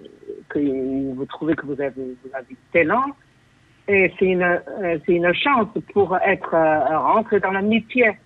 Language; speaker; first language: French; non-native, fluent; Chinese